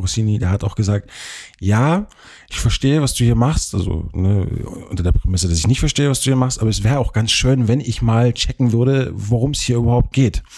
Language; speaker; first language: German; native; German